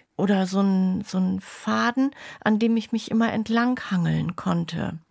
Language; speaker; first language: German; native; German